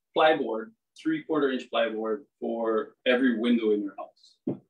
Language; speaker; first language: English; native; English